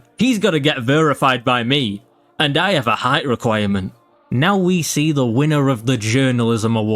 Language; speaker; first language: English; native; English